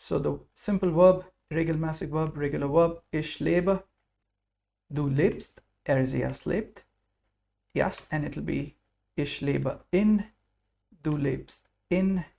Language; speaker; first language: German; non-native, fluent; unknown